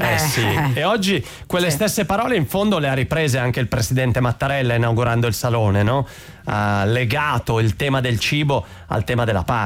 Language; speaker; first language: Italian; native; Italian